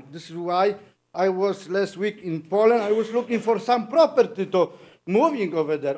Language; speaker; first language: English; non-native, learner; Polish